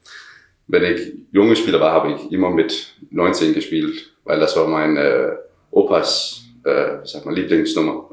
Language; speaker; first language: German; non-native, learner; Danish